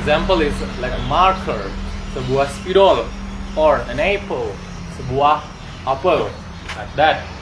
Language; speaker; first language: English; non-native, learner; Indonesian